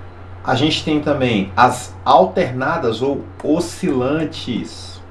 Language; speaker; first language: Portuguese; native; Portuguese